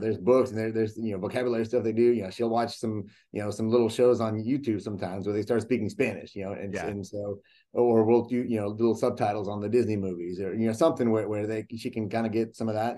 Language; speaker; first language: English; early bilingual, other home language; Spanish